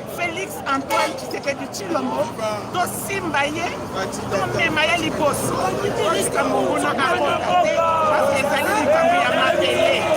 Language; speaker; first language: Lingala; non-native, local second language; Luba-Lulua